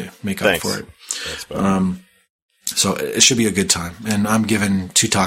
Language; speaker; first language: English; native; English